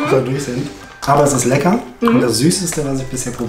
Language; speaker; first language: German; native; German